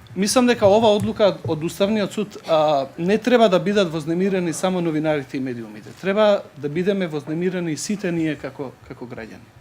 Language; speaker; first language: Macedonian; non-native, local second language; Albanian